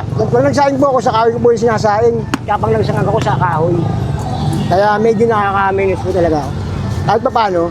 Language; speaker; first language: Filipino; native; Filipino